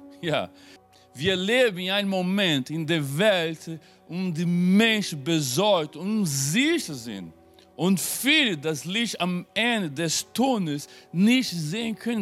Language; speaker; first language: German; non-native, fluent; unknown